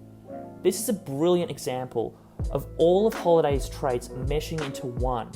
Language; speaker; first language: English; native; English